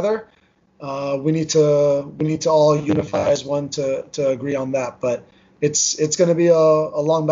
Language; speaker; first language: English; early bilingual, other home language; Armenian